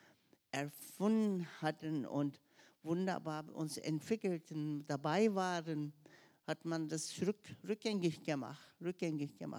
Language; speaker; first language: German; non-native, fluent; Turkish